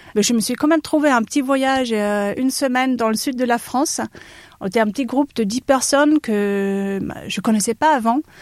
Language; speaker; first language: French; non-native, fluent; German